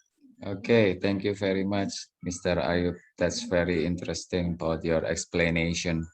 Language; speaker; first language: English; non-native, learner; Indonesian